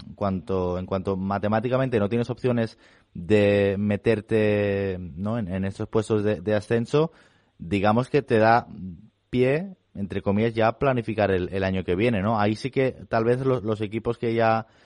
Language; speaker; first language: Spanish; non-native, local second language; Catalan